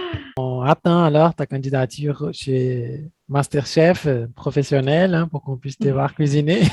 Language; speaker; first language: French; non-native, fluent; Portuguese